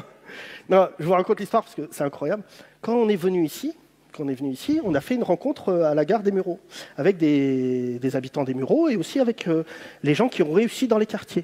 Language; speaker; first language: French; native; French